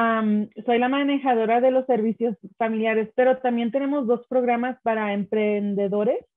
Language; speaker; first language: Spanish; early bilingual, other home language; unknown